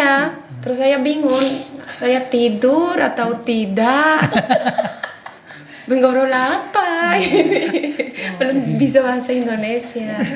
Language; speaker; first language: Indonesian; non-native, fluent; Spanish